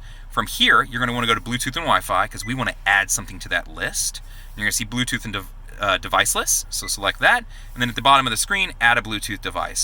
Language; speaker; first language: English; native; English